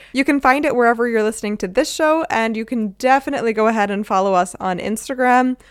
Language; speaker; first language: English; native; English